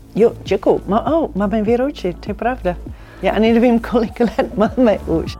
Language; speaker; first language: Czech; non-native, fluent; English